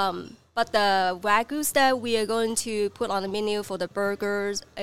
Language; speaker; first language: English; non-native, learner; Chinese